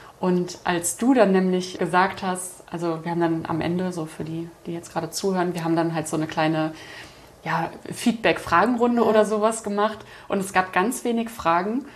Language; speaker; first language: German; native; German